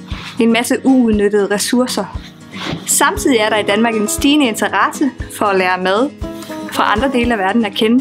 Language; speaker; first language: Danish; native; Danish